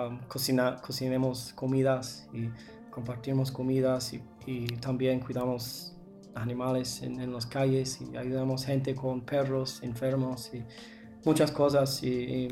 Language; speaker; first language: Spanish; non-native, learner; English